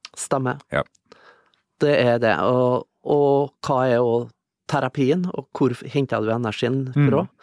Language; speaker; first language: Norwegian; native; Norwegian